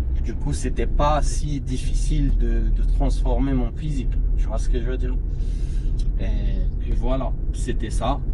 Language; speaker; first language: French; non-native, local second language; Arabic